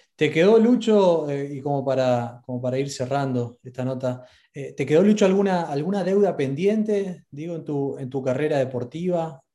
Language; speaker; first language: Spanish; native; Spanish